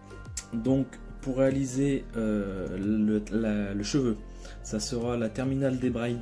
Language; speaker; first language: French; native; French